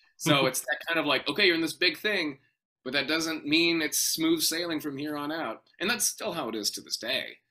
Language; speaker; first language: English; native; English